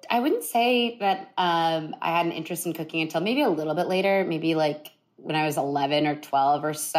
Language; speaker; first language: English; native; English